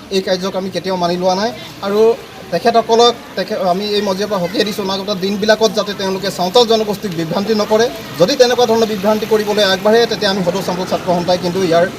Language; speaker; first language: Assamese; non-native, local second language; Santali